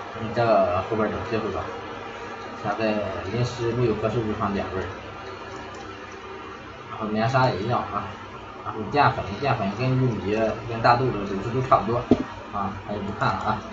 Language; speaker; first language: Chinese; native; Chinese